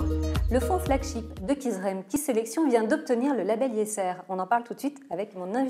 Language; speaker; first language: French; native; French